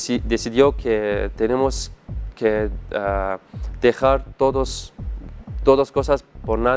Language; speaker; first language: Spanish; non-native, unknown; Arabic